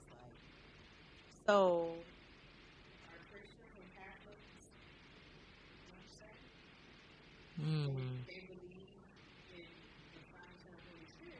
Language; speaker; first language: English; native; English